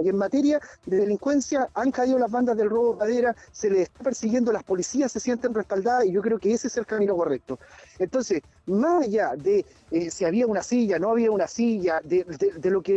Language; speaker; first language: Spanish; native; Spanish